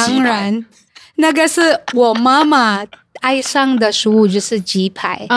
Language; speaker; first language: Chinese; non-native, fluent; Cebuano